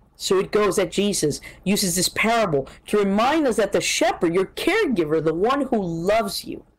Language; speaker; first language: English; early bilingual, other home language; Spanish